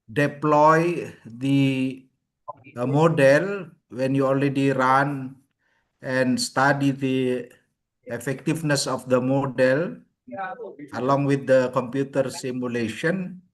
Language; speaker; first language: English; non-native, learner; Indonesian